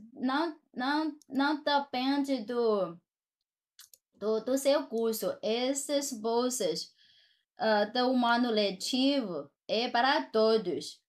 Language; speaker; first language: Portuguese; non-native, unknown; Chinese